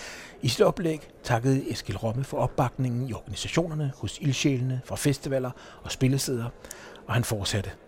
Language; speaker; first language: Danish; native; Danish